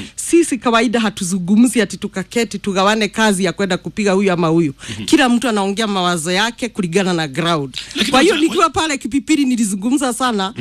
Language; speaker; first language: Swahili; non-native, local second language; Kikuyu